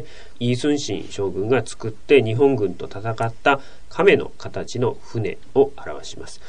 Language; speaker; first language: Japanese; native; Japanese